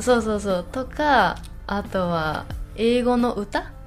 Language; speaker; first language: Japanese; native; Japanese